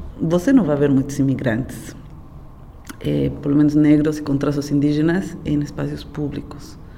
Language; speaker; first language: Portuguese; non-native, fluent; Spanish